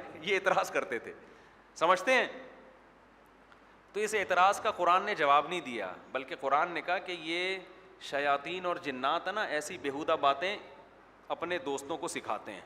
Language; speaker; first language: Urdu; native; Urdu